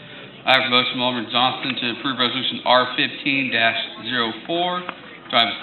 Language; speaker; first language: English; native; English